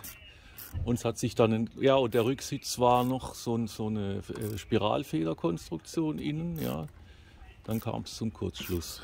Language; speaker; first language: German; native; German